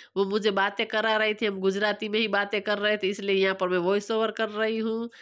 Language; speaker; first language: Hindi; non-native, local second language; Gujarati